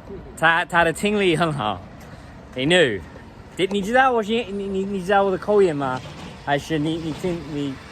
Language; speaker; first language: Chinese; non-native, learner; English